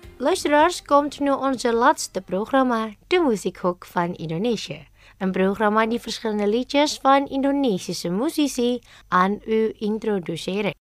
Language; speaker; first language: Dutch; non-native, fluent; Indonesian